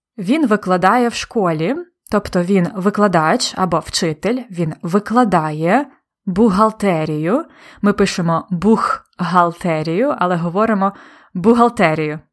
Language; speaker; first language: Ukrainian; native; Ukrainian